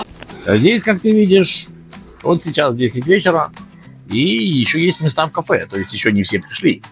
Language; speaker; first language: Russian; native; Russian